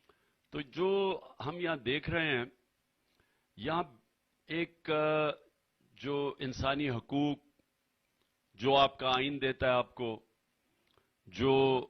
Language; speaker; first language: Urdu; native; Urdu